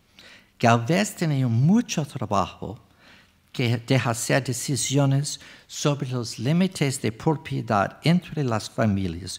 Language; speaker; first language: Spanish; non-native, fluent; English